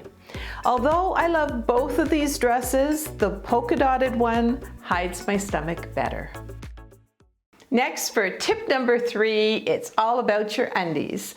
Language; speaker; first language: English; native; English